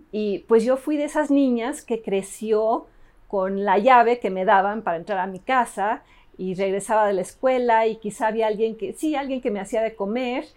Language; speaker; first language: Spanish; early bilingual, other home language; English